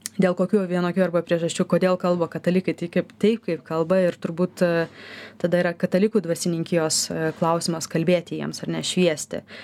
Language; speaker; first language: Lithuanian; native; Lithuanian